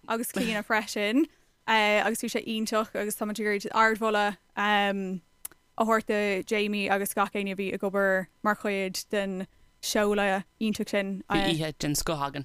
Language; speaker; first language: Irish; non-native, local second language; English